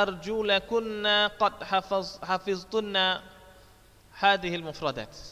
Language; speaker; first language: Arabic; non-native, fluent; Indonesian